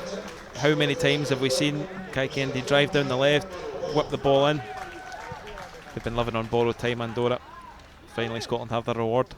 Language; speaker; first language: English; native; English